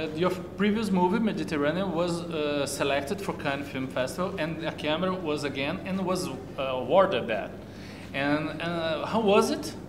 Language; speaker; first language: English; non-native, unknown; Portuguese